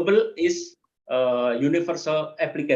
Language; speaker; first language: English; non-native, learner; Indonesian